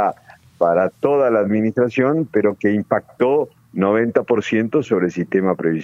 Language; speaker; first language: Spanish; native; Spanish